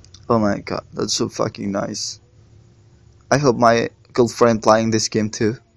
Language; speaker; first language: English; non-native, learner; Indonesian